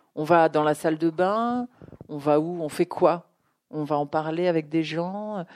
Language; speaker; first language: French; native; French